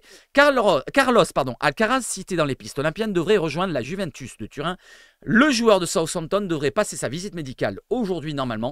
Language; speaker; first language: French; native; French